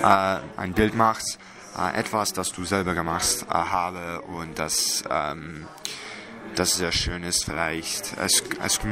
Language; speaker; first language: German; non-native, learner; English